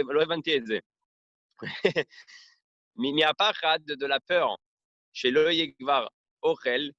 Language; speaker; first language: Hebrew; non-native, fluent; French